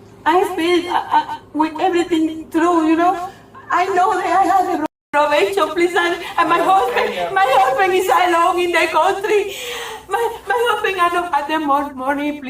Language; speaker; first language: English; non-native, learner; Spanish